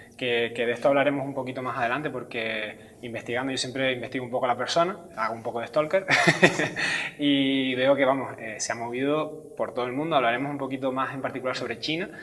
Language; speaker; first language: Spanish; native; Spanish